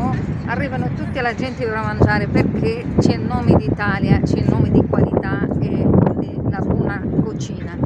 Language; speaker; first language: Italian; non-native, learner; Arabic